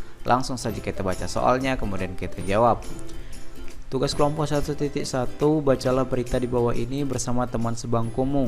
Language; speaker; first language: Indonesian; native; Indonesian